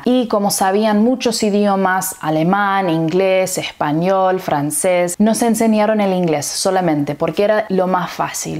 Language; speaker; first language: Spanish; early bilingual, heritage; English